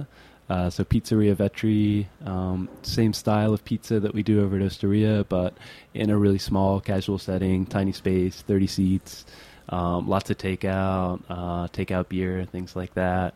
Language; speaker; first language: English; native; English